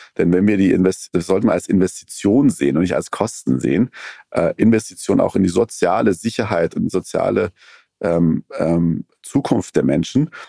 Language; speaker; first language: German; early bilingual, other home language; Persian